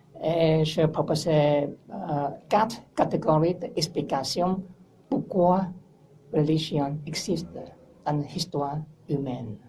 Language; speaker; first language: French; non-native, learner; English